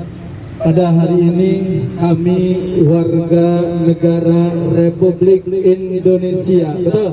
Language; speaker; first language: Indonesian; native; Indonesian